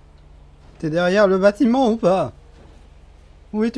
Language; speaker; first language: French; native; French